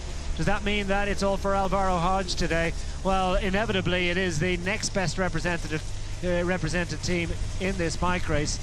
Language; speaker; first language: English; native; English